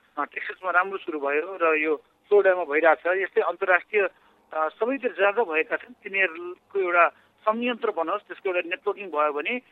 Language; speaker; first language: Nepali; native; Nepali